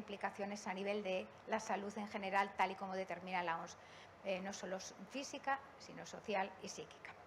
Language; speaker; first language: Spanish; native; Spanish